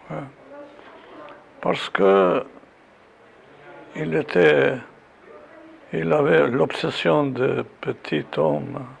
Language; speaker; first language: French; non-native, fluent; Albanian